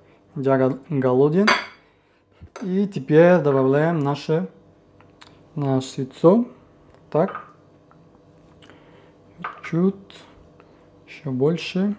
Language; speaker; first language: Russian; non-native, fluent; Spanish